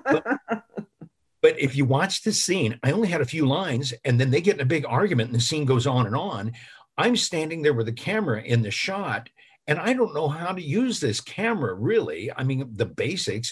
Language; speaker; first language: English; native; English